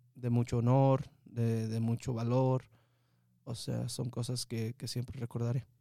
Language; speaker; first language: Spanish; early bilingual, heritage; Spanish